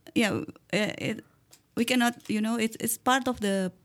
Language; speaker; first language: English; non-native, learner; Indonesian